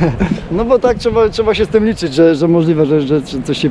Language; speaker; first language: Polish; native; Polish